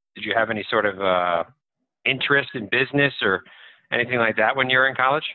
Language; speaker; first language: English; native; English